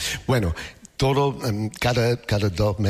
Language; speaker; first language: Spanish; non-native, learner; English